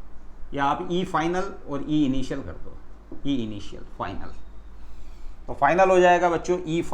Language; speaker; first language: Hindi; native; Hindi